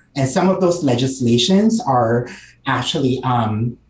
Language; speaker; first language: English; non-native, local second language; Filipino